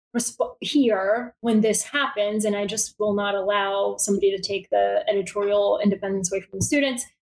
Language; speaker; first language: English; early bilingual, other home language; Bulgarian